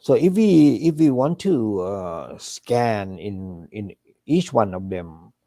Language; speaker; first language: English; non-native, fluent; Thai